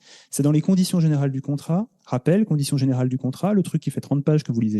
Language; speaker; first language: French; native; French